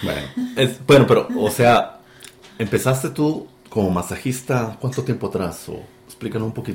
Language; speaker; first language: Spanish; native; Spanish